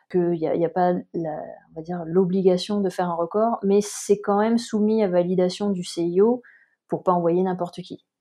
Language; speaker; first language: French; native; French